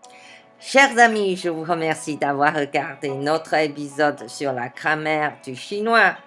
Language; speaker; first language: French; non-native, fluent; Chinese